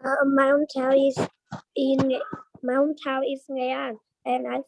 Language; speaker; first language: English; non-native, learner; Vietnamese